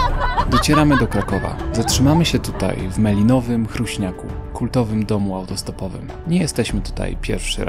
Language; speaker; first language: Polish; native; Polish